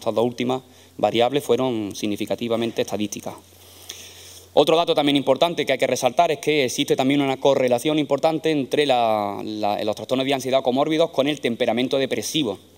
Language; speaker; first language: Spanish; native; Spanish